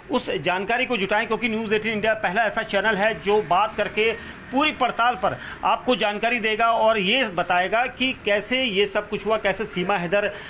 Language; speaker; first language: Hindi; native; Hindi